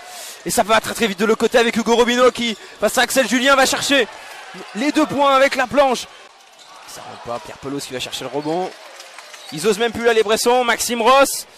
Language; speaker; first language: French; native; French